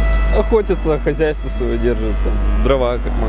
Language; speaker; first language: Russian; native; Russian